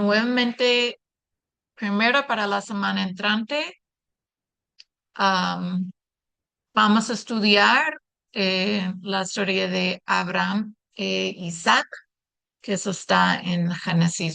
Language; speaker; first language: Spanish; non-native, fluent; English